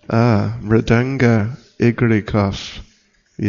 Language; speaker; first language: Russian; non-native, learner; English